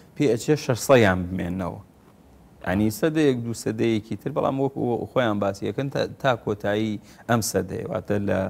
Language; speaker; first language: Central Kurdish; non-native, local second language; Gurani